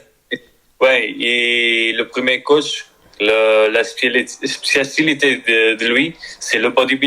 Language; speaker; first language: French; non-native, learner; Spanish